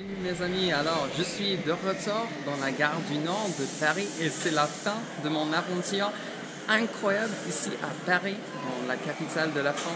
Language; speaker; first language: French; non-native, fluent; English